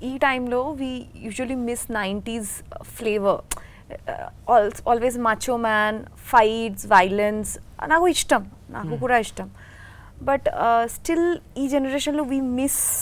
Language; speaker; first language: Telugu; non-native, learner; Bangla